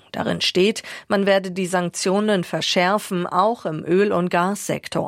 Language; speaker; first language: German; native; German